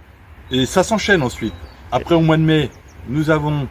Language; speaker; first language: French; native; French